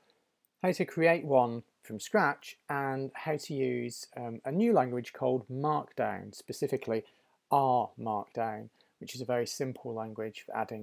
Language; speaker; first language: English; native; English